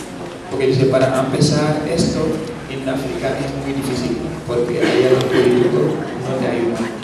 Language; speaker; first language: Spanish; non-native, fluent; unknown